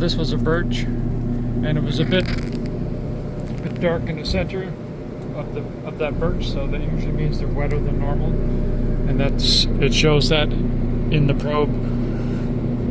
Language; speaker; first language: English; native; English